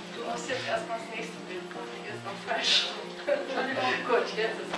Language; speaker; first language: German; native; German